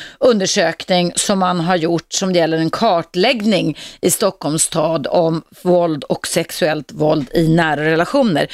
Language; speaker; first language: Swedish; native; Swedish